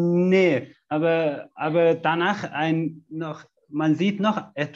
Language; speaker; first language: German; non-native, learner; Mongolian